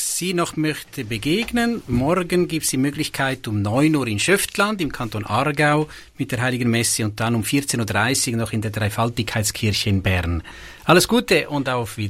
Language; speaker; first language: German; native; German